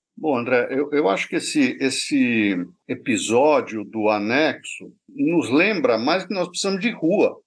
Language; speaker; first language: Portuguese; native; Portuguese